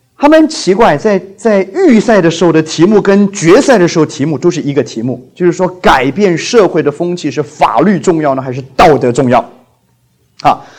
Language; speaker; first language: Chinese; non-native, local second language; Cantonese